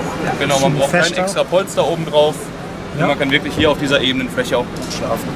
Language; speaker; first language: German; native; German